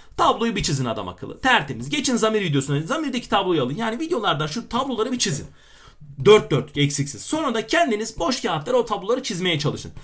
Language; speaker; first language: Turkish; native; Turkish